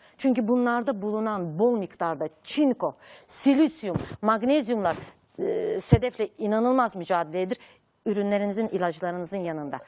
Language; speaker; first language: Turkish; native; Turkish